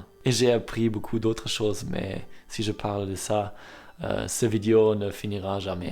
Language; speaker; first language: French; non-native, learner; German